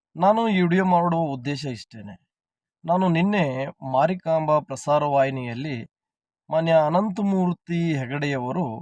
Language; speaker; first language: Kannada; native; Kannada